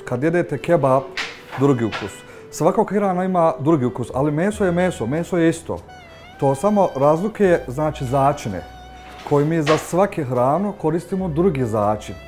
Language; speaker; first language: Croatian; non-native, fluent; Turkish